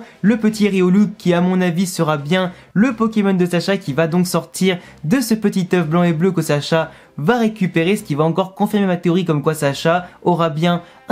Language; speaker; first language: French; native; French